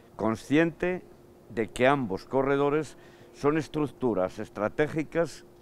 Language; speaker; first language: Spanish; native; Spanish